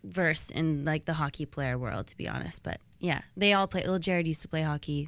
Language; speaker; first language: English; native; English